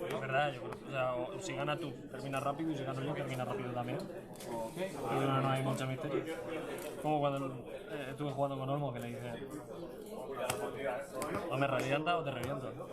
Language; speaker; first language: Spanish; native; Spanish